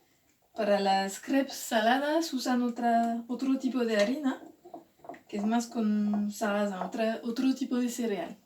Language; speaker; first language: Spanish; non-native, fluent; French